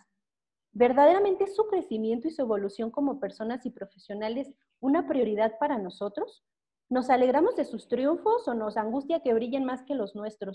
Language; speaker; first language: Spanish; native; Spanish